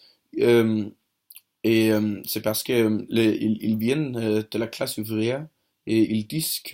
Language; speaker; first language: French; non-native, learner; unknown